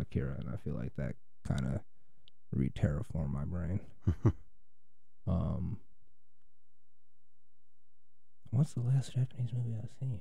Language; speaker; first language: English; native; English